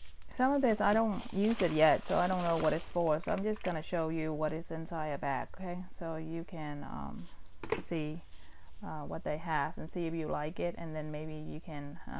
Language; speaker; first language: English; non-native, fluent; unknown